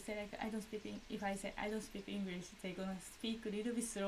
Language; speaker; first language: English; non-native, learner; Japanese